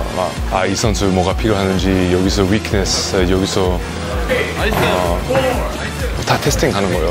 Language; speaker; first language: Korean; non-native, fluent; English